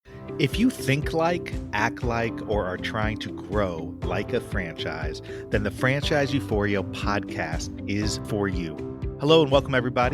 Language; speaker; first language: English; native; English